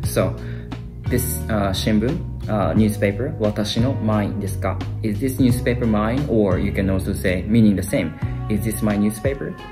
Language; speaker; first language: English; non-native, fluent; Japanese